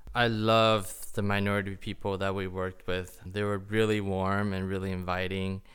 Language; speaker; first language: English; early bilingual, other home language; Chinese